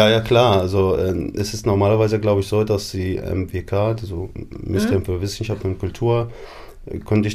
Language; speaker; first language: German; non-native, fluent; Arabic